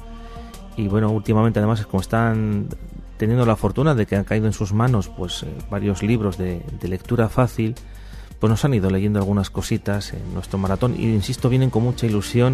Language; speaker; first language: Spanish; native; Spanish